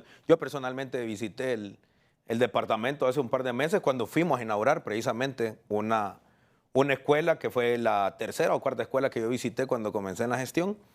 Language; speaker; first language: Spanish; native; Spanish